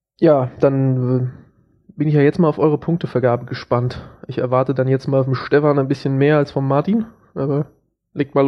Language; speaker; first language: German; native; German